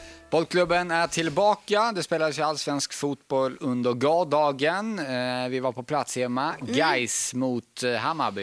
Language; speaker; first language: Swedish; native; Swedish